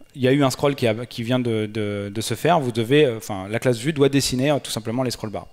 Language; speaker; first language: French; native; French